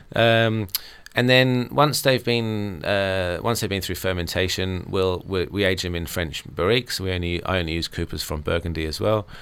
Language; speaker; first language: English; native; English